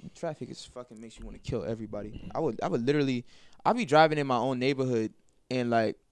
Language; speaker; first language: English; native; English